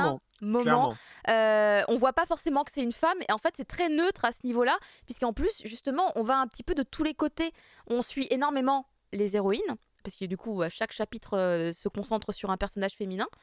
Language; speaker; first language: French; native; French